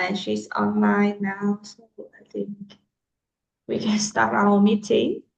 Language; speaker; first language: English; non-native, fluent; Vietnamese